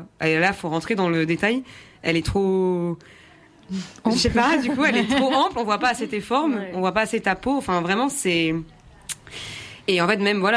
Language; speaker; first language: French; native; French